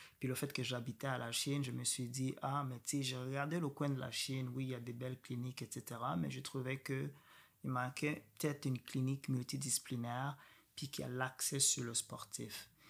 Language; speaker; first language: French; non-native, local second language; Rundi